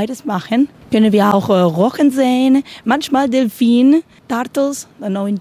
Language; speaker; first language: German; non-native, learner; Spanish